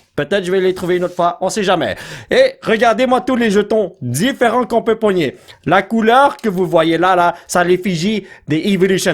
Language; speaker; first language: French; native; French